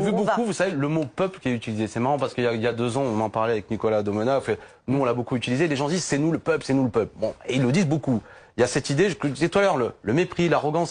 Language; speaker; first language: French; native; French